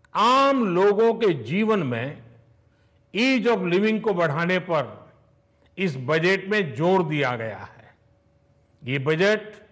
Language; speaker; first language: Hindi; native; Hindi